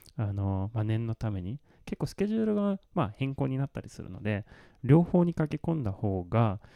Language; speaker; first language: Japanese; non-native, fluent; Swedish